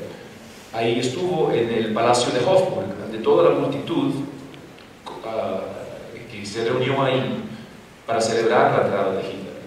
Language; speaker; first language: Spanish; non-native, fluent; English